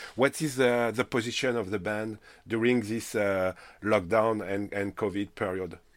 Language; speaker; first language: English; non-native, learner; French